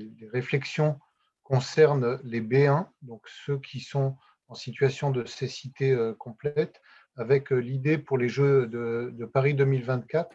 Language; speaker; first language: French; native; French